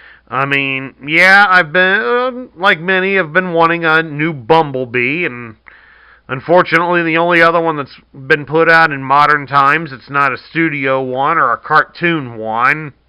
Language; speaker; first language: English; native; English